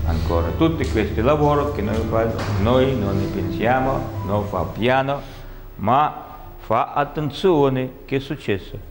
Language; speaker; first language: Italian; non-native, learner; Russian